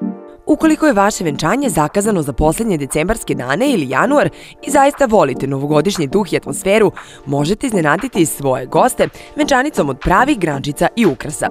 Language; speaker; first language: Croatian; native; Croatian